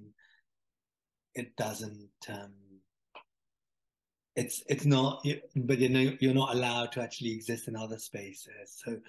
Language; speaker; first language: English; native; English